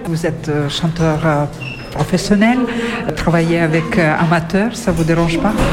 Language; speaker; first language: French; native; French